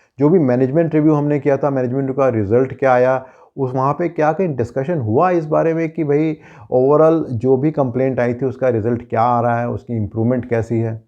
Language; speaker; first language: Hindi; native; Hindi